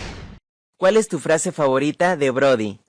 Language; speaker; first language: Spanish; native; Spanish